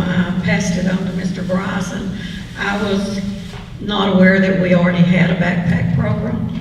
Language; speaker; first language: English; native; English